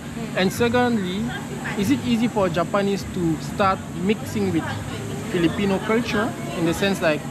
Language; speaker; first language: English; non-native, learner; French